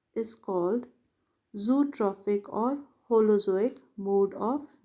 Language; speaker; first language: English; non-native, local second language; Hindi